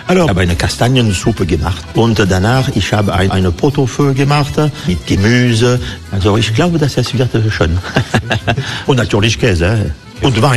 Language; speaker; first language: German; non-native, learner; French